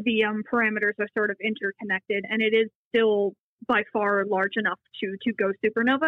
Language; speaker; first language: English; native; English